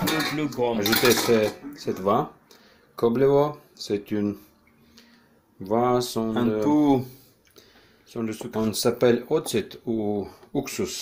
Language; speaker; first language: French; non-native, learner; Ukrainian